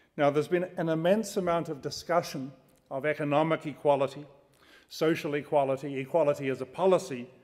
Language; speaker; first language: English; native; English